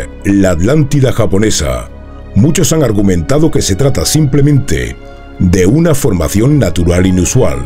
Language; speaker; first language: Spanish; native; Spanish